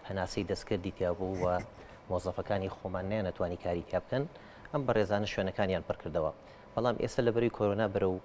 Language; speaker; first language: Central Kurdish; native; Central Kurdish